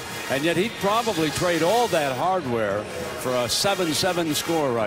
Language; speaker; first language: English; native; English